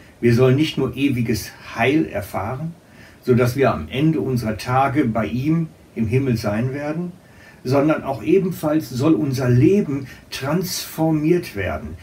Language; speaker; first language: German; native; German